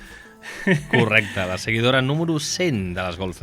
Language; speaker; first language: Catalan; native; Catalan